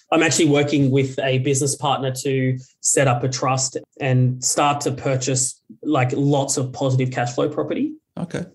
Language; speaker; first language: English; native; English